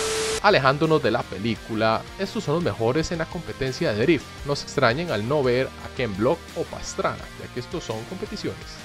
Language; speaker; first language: Spanish; native; Spanish